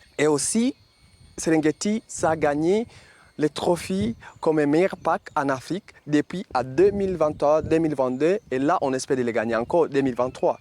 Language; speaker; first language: French; non-native, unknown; Masai